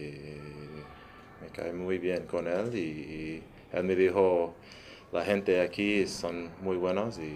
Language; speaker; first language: Spanish; early bilingual, heritage; English